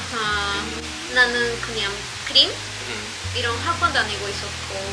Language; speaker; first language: Korean; non-native, learner; Spanish